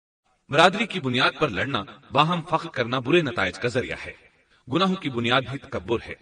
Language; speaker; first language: Urdu; native; Urdu